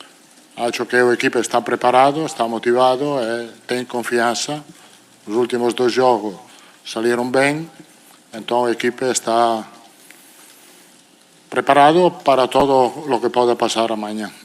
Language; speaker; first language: Portuguese; non-native, fluent; Italian